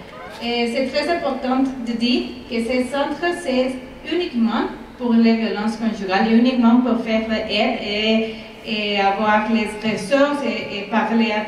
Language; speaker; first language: French; non-native, fluent; Spanish